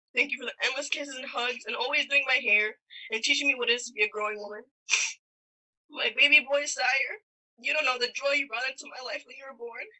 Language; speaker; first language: English; early bilingual, other home language; Spanish